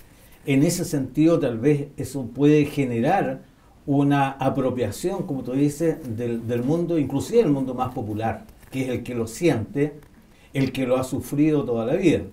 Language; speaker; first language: Spanish; native; Spanish